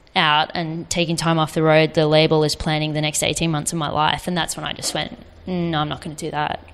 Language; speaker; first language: English; native; English